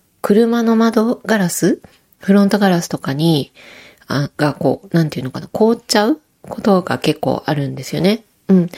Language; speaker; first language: Japanese; native; Japanese